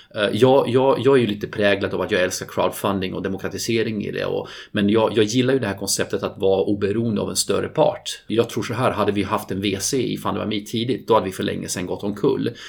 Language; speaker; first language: Swedish; non-native, fluent; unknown